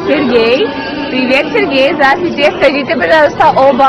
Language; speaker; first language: Russian; non-native, learner; Hindi